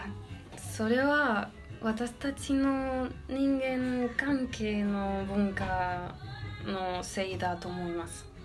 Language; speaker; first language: Japanese; non-native, learner; Spanish